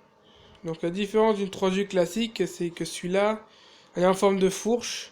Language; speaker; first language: French; native; French